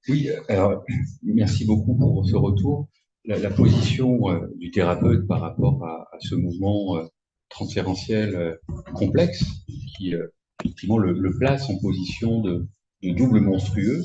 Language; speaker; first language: French; native; French